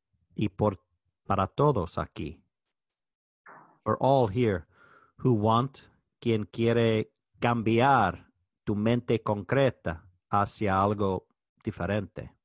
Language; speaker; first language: Spanish; non-native, learner; English